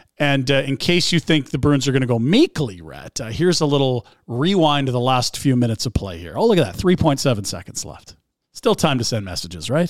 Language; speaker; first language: English; native; English